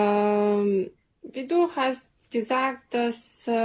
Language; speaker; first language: German; non-native, learner; Serbian